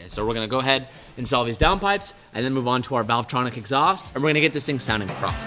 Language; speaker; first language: English; native; English